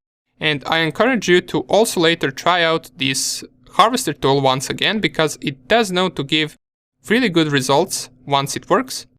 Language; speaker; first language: English; non-native, fluent; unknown